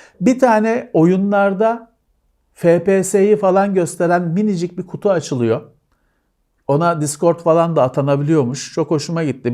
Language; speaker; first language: Turkish; native; Turkish